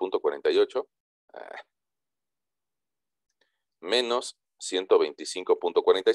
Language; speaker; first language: Spanish; native; Spanish